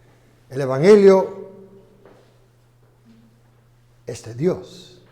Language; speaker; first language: Spanish; non-native, fluent; English